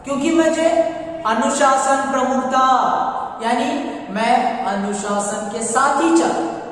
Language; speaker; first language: Hindi; non-native, local second language; Kannada